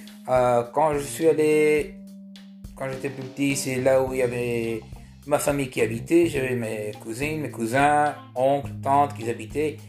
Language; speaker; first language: French; early bilingual, heritage; French